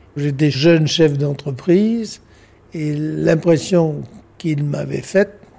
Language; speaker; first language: French; native; French